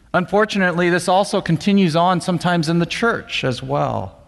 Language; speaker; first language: English; native; English